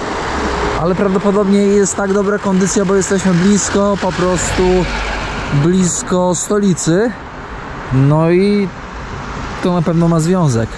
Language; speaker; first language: Polish; native; Polish